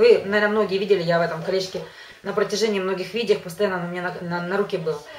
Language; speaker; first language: Russian; native; Russian